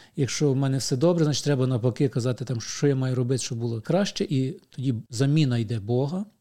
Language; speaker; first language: Ukrainian; native; Ukrainian